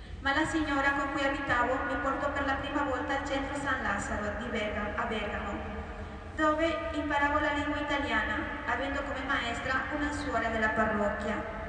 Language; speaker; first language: Italian; non-native, fluent; Spanish